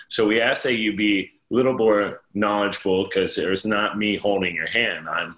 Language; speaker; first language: English; native; English